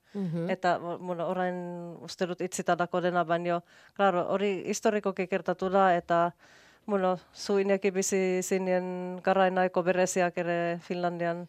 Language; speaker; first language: Basque; non-native, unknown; Finnish